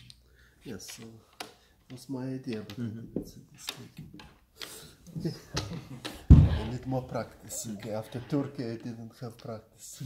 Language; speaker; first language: English; non-native, learner; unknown